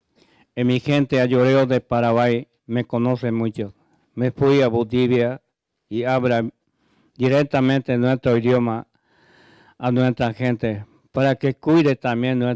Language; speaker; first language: Spanish; non-native, learner; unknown